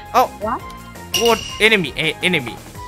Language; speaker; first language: Japanese; native; Japanese